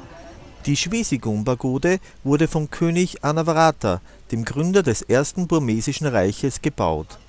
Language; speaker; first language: German; native; German